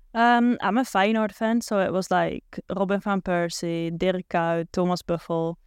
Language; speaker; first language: English; non-native, fluent; Dutch